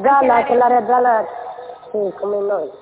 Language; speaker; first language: Italian; non-native, learner; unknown